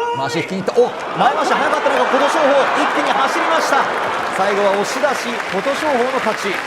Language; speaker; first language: Japanese; native; Japanese